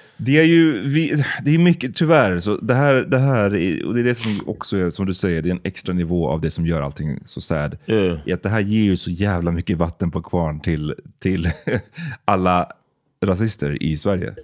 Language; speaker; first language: Swedish; native; Swedish